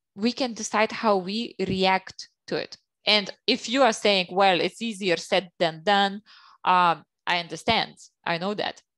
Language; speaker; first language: English; non-native, fluent; Lithuanian